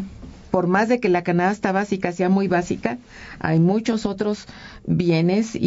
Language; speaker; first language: Spanish; native; Spanish